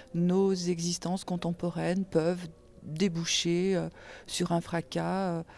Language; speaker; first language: French; native; French